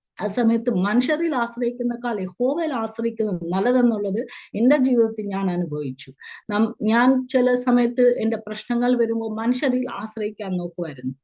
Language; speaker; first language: Malayalam; early bilingual, heritage; Malayalam